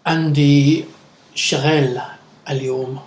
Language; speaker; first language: Arabic; non-native, learner; English